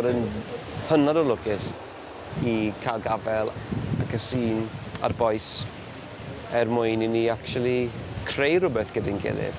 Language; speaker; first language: Welsh; native; Welsh